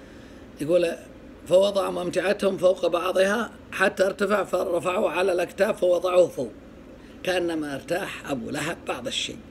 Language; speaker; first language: Arabic; native; Arabic